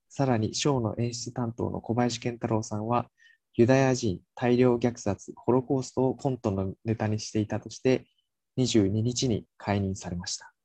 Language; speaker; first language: Japanese; native; Japanese